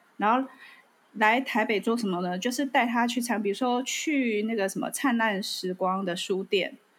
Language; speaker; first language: Chinese; native; Chinese